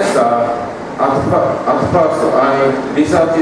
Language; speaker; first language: English; non-native, learner; Japanese